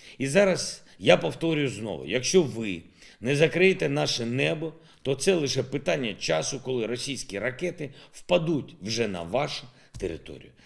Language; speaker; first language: Ukrainian; non-native, local second language; Russian